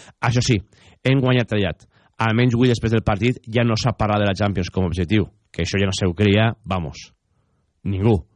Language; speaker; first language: Catalan; native; Catalan